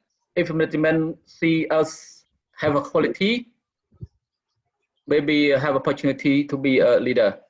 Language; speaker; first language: English; non-native, learner; Khmer